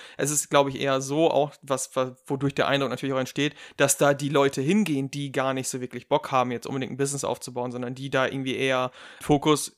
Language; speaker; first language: German; native; German